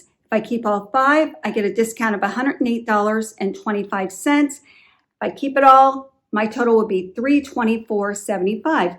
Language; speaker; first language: English; native; English